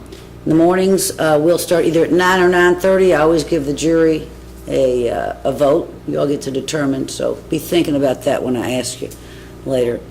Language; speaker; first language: English; native; English